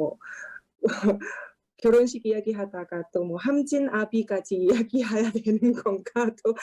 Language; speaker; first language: Korean; non-native, fluent; Thai